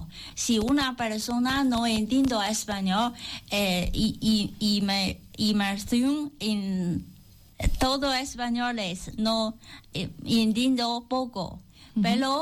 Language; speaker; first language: Spanish; non-native, learner; Chinese